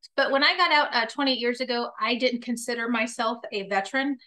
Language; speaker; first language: English; native; English